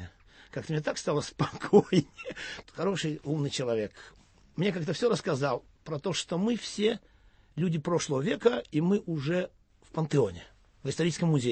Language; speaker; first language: Russian; native; Russian